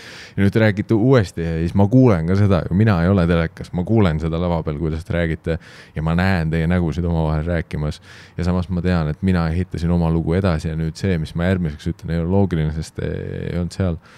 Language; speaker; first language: Estonian; native; Estonian